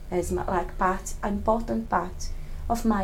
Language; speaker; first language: English; non-native, fluent; Portuguese